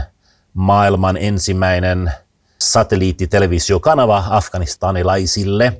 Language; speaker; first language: Finnish; early bilingual, heritage; Finnish